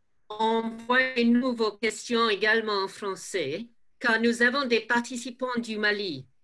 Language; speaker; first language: French; non-native, fluent; English